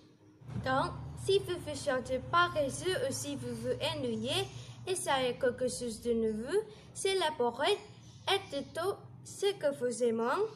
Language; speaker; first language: French; non-native, learner; Indonesian